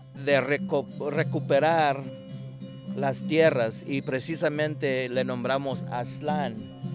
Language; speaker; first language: Spanish; native; Spanish